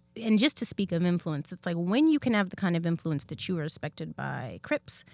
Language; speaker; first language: English; native; English